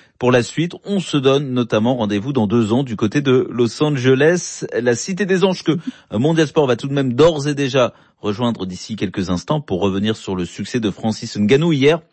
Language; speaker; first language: French; native; French